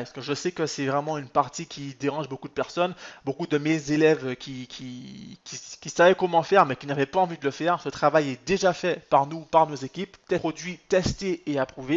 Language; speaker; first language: French; native; French